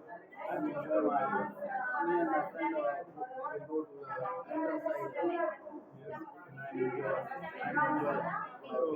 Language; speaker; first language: English; non-native, learner; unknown